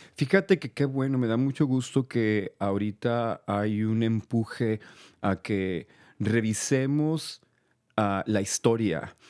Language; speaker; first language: Spanish; native; Spanish